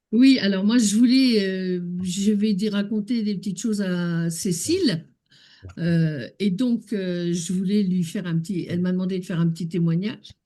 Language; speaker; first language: French; native; French